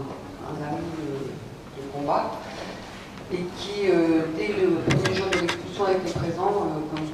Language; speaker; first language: French; native; French